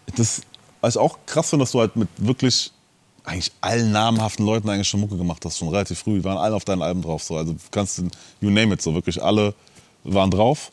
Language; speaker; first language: German; native; German